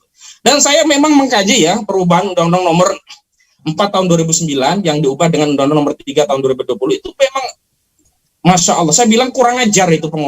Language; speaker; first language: Indonesian; native; Indonesian